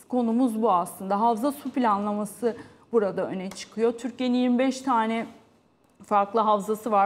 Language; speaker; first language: Turkish; native; Turkish